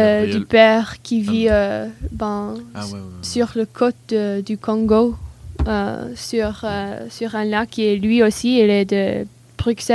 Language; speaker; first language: French; non-native, learner; English